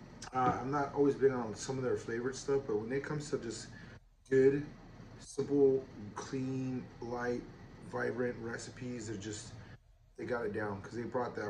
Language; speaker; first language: English; native; English